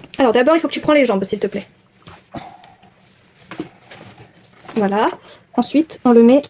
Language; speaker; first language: French; native; French